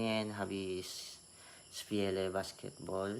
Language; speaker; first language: German; non-native, learner; Filipino